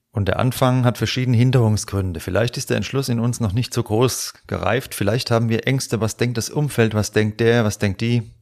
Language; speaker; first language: German; native; German